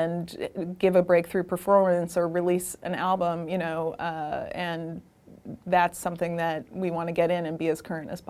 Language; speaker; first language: English; native; English